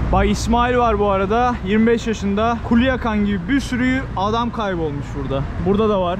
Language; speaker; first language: Turkish; native; Turkish